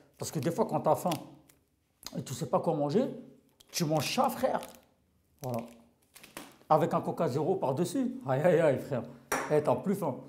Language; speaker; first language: French; early bilingual, other home language; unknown